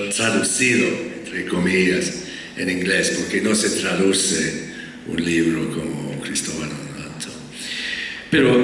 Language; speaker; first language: Spanish; non-native, fluent; English